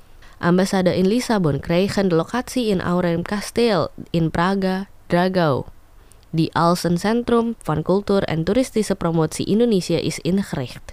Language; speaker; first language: Dutch; non-native, fluent; Indonesian